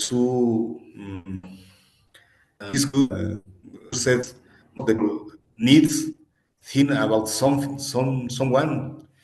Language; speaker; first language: English; non-native, learner; Spanish